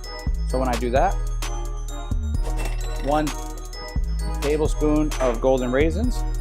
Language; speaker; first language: English; native; English